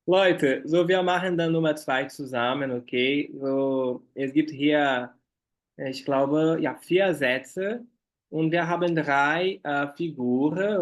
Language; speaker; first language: German; non-native, fluent; Portuguese